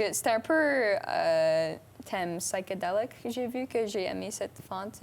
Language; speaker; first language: French; non-native, local second language; English